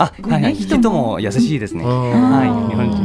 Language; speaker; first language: Japanese; non-native, learner; Thai